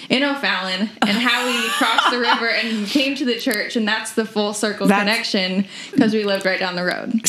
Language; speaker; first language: English; native; English